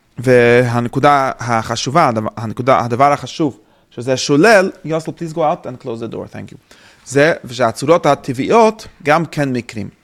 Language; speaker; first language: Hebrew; non-native, fluent; English